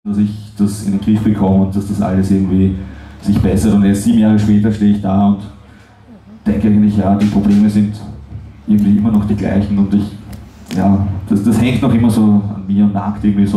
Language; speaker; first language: German; native; German